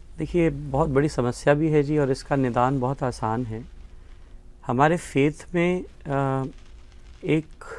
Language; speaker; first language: Hindi; native; Hindi